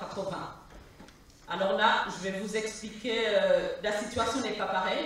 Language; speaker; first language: French; non-native, local second language; Rundi